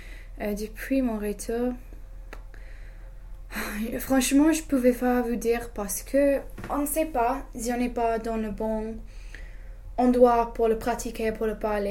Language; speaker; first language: French; non-native, fluent; English